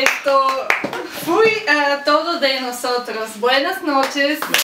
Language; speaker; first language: Spanish; non-native, learner; Bulgarian